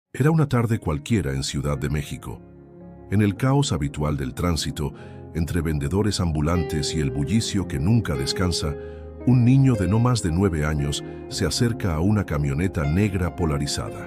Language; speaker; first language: Spanish; native; Spanish